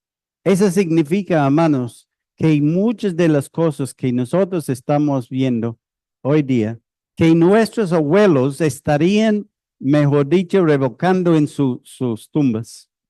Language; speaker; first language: Spanish; non-native, fluent; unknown